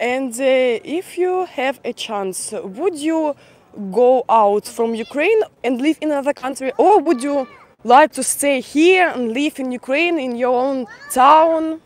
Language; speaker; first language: English; non-native, fluent; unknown